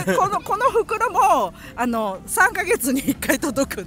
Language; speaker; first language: Japanese; native; Japanese